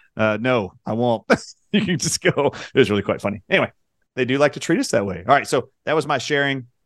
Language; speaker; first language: English; native; English